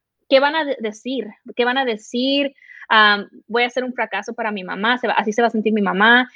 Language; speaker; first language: Spanish; early bilingual, heritage; Spanish